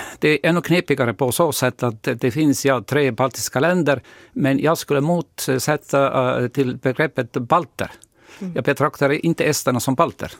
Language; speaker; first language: Swedish; non-native, fluent; Estonian